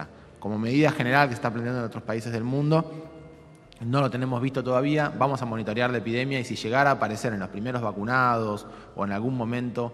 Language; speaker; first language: Spanish; native; Spanish